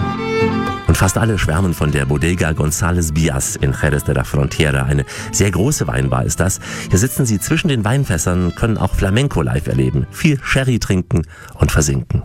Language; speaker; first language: German; native; German